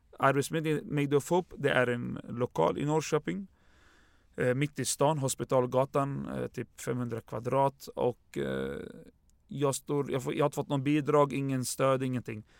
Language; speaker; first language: Swedish; early bilingual, other home language; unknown